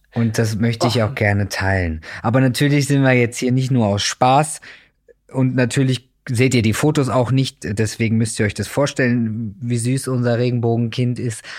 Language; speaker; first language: German; native; German